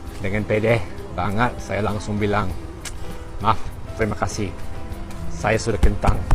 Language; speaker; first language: Indonesian; non-native, fluent; German